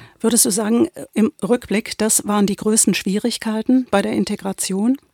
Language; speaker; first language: German; native; German